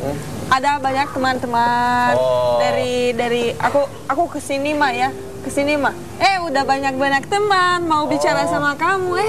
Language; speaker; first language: Indonesian; non-native, learner; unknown